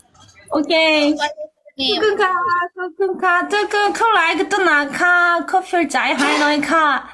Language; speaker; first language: English; non-native, learner; Korean